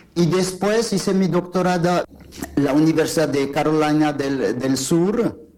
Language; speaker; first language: Spanish; non-native, fluent; French